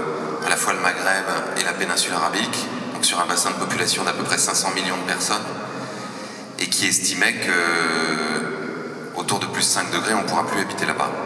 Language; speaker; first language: French; native; French